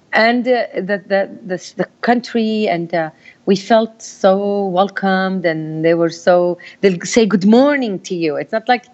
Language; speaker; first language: English; non-native, fluent; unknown